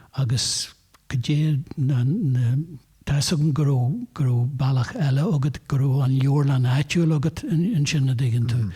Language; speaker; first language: Irish; non-native, local second language; English